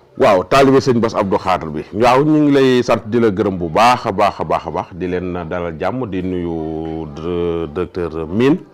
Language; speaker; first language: Wolof; native; Wolof